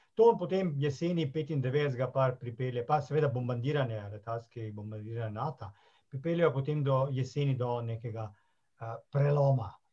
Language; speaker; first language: Slovenian; native; Slovenian